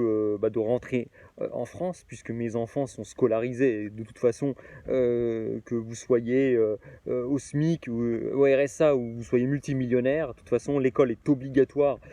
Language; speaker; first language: French; native; French